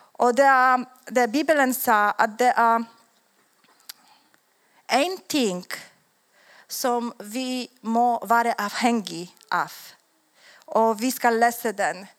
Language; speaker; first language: Swedish; non-native, learner; Polish